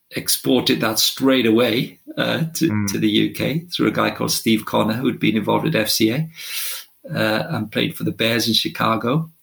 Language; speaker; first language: English; non-native, local second language; Welsh